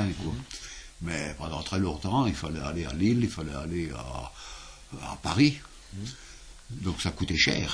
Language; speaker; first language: French; native; French